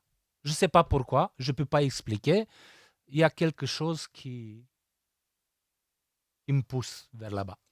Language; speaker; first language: French; non-native, fluent; Romanian